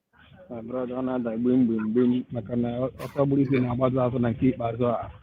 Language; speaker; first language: Igbo; native; Igbo